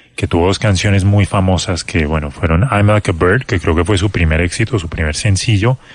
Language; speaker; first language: Spanish; native; Spanish